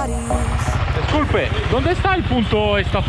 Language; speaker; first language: Italian; native; Italian